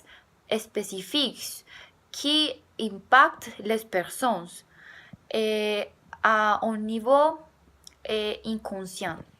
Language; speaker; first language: French; non-native, learner; Spanish